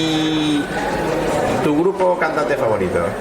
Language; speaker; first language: Spanish; native; Spanish